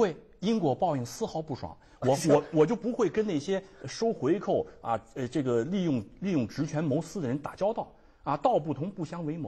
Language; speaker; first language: Chinese; native; Chinese